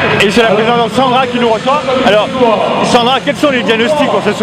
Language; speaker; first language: French; native; French